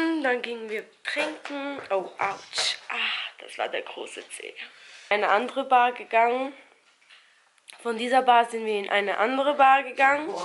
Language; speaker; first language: German; early bilingual, other home language; Albanian